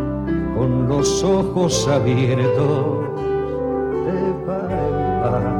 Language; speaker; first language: Spanish; native; Spanish